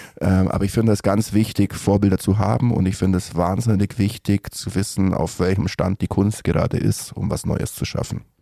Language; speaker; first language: German; native; German